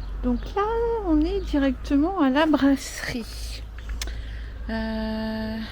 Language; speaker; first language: French; native; French